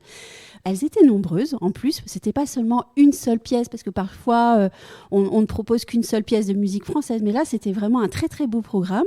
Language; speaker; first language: French; native; French